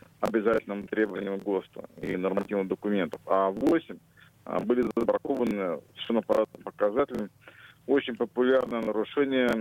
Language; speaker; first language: Russian; native; Russian